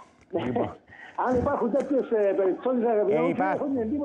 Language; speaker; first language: Greek; native; Greek